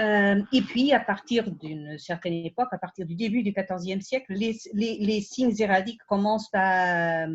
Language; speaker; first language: French; non-native, fluent; Portuguese